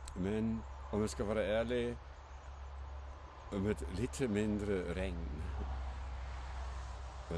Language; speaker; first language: Swedish; non-native, fluent; German